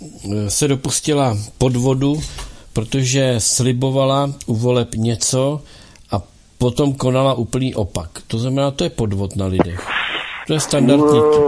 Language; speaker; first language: Czech; native; Czech